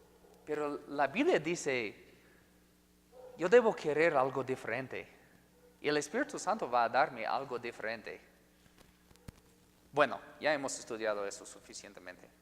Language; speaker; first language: Spanish; non-native, fluent; English